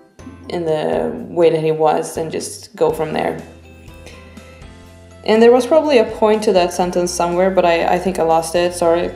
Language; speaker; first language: English; non-native, fluent; Swedish